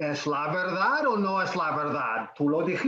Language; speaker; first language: Spanish; non-native, fluent; English